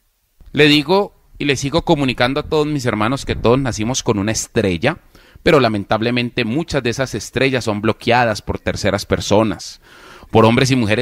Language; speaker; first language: Spanish; native; Spanish